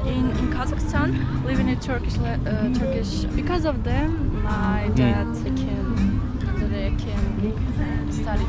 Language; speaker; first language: English; non-native, learner; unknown